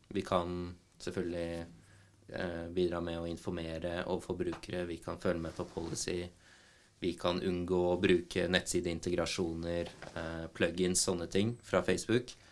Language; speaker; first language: Norwegian; native; Norwegian